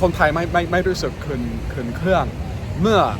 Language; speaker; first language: Thai; non-native, learner; English